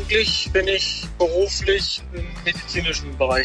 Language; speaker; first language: German; native; German